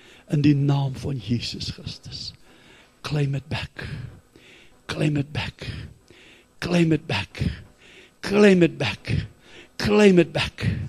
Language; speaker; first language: English; non-native, local second language; Afrikaans